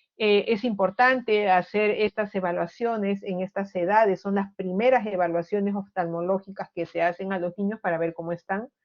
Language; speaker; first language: Spanish; native; Spanish